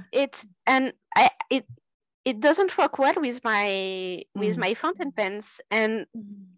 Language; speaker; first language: English; non-native, fluent; French